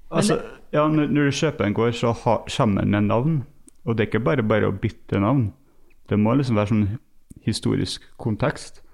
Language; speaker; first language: Norwegian; non-native, fluent; English